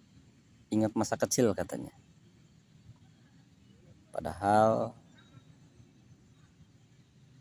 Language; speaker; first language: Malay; non-native, local second language; Sundanese